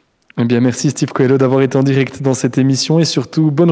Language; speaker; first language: French; native; French